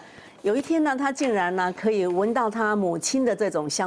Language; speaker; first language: Chinese; native; Chinese